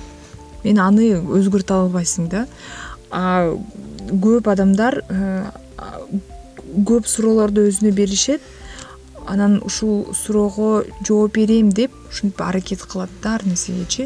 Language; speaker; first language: Kyrgyz; non-native, local second language; Russian